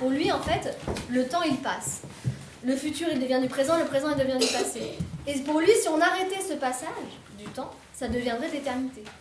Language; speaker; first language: French; native; French